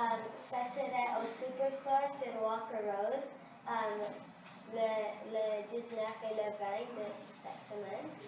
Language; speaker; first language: French; early bilingual, other home language; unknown